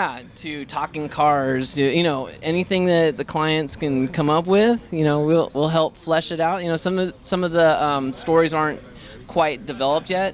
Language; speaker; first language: English; native; English